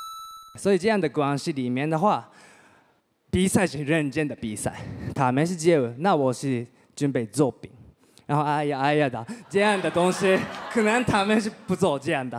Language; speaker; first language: Chinese; non-native, fluent; Japanese